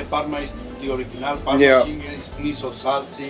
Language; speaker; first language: German; non-native, learner; Italian